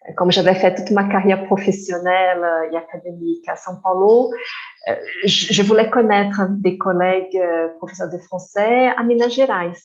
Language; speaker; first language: French; non-native, fluent; Portuguese